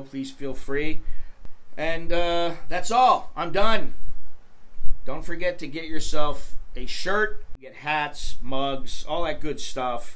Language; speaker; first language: English; native; English